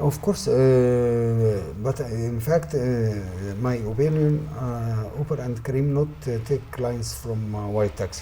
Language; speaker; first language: English; non-native, learner; Arabic